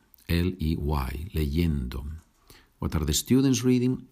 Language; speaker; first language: English; non-native, fluent; Spanish